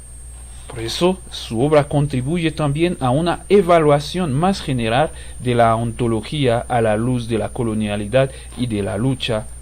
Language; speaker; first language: Spanish; non-native, fluent; Haitian Creole